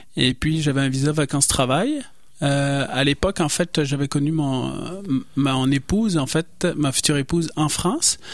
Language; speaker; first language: French; native; French